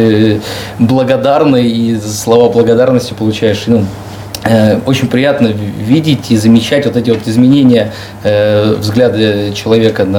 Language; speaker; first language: Russian; native; Russian